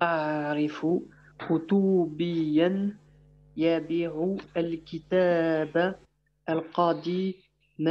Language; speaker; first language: Arabic; non-native, learner; French